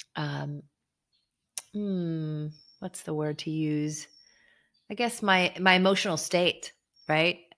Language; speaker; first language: English; early bilingual, other home language; Hebrew